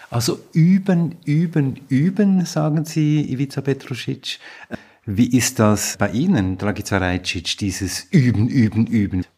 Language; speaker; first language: German; native; German